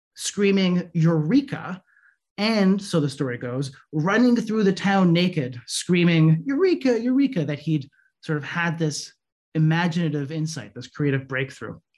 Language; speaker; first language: English; native; English